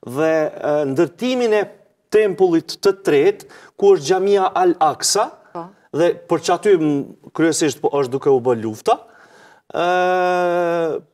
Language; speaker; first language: Albanian; native; Albanian